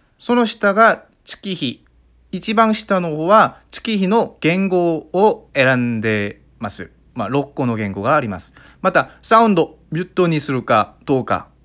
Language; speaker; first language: Japanese; non-native, fluent; Korean